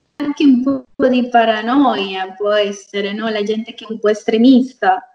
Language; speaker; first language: Italian; non-native, fluent; Spanish